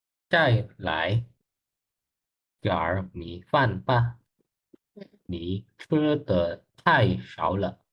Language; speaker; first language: Chinese; non-native, learner; Indonesian